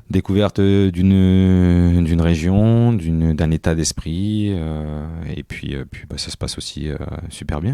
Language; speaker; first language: French; native; French